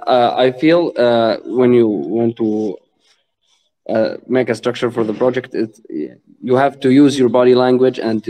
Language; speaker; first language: English; non-native, learner; Arabic